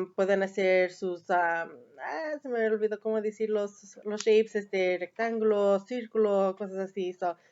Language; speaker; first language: Spanish; early bilingual, heritage; Spanish